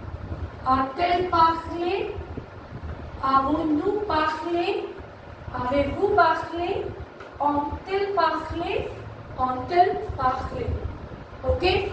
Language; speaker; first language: French; non-native, learner; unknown